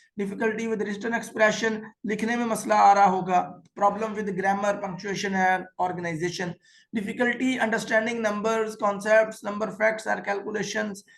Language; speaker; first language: Urdu; native; Urdu